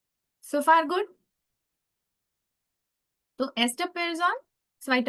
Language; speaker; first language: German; non-native, fluent; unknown